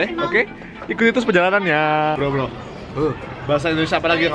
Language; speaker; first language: Indonesian; native; Indonesian